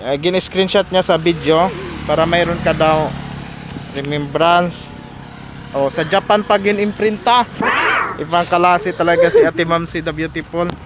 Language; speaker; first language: Filipino; non-native, local second language; Hiligaynon